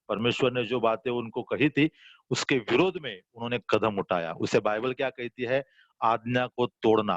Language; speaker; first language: Hindi; non-native, local second language; Marathi